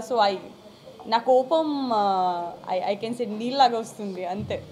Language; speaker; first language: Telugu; non-native, learner; Gujarati